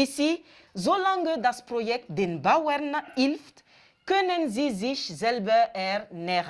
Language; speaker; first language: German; non-native, fluent; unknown